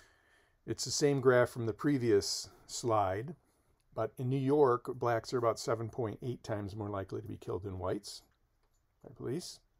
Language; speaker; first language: English; native; English